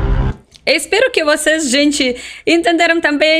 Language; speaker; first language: Portuguese; non-native, fluent; Russian